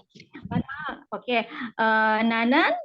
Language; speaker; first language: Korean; non-native, learner; Indonesian